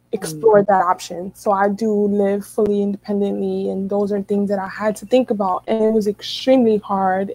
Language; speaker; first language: English; native; English